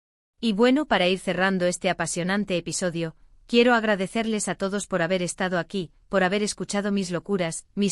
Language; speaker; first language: Spanish; native; Spanish